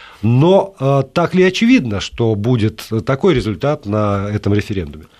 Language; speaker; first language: Russian; native; Russian